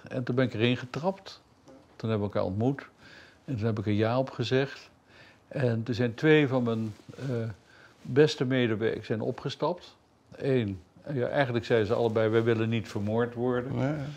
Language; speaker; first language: Dutch; native; Dutch